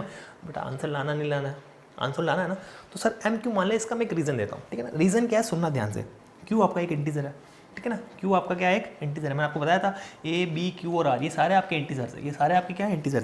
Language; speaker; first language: Hindi; native; Hindi